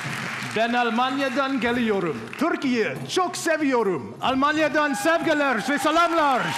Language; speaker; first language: Turkish; non-native, learner; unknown